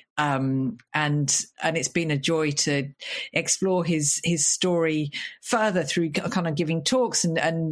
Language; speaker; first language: English; native; English